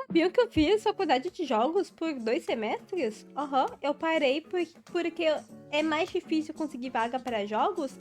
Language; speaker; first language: Portuguese; native; Portuguese